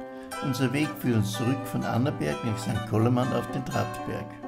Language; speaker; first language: German; native; German